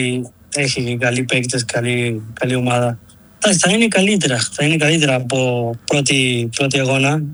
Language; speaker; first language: Greek; non-native, learner; Spanish